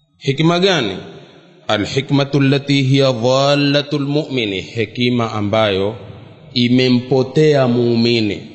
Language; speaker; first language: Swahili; native; Swahili